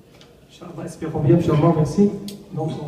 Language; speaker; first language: French; non-native, local second language; Arabic